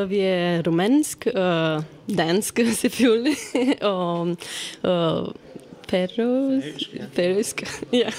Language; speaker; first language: Danish; non-native, learner; Romanian